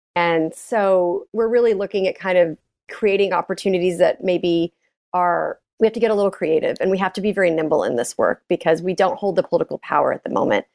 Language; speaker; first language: English; native; English